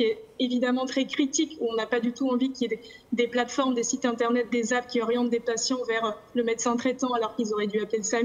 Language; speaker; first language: French; native; French